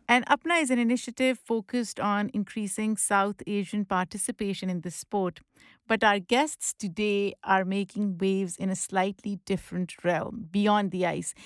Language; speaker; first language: English; non-native, local second language; Pashto